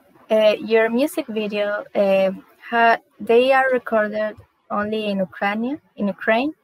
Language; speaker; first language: English; non-native, learner; Spanish